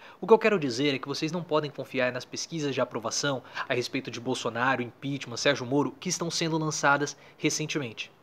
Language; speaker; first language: Portuguese; native; Portuguese